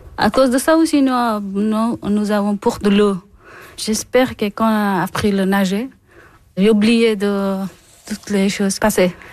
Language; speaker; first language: French; non-native, learner; Persian